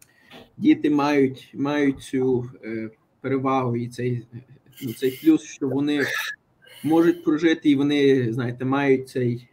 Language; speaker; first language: Ukrainian; early bilingual, heritage; Ukrainian